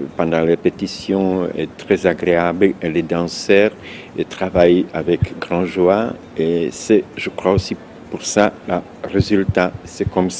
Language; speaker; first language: French; non-native, fluent; Czech